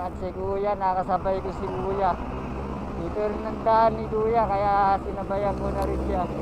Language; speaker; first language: Filipino; native; Filipino